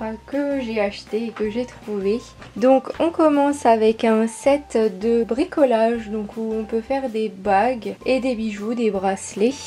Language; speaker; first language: French; native; French